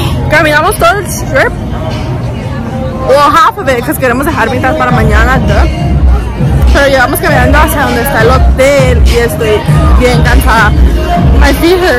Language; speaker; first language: Spanish; early bilingual, heritage; Spanish